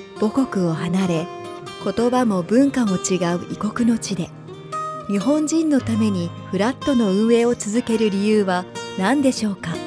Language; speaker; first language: Japanese; native; Japanese